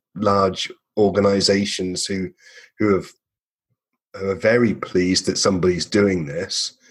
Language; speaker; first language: English; native; English